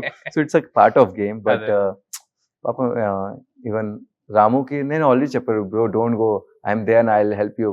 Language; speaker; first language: Telugu; non-native, local second language; Hindi